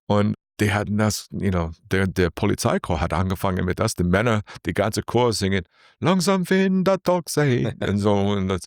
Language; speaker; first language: German; non-native, learner; English